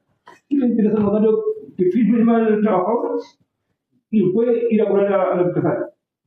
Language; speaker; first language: Spanish; native; Spanish